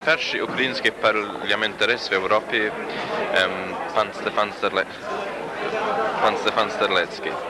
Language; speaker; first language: Ukrainian; early bilingual, heritage; Ukrainian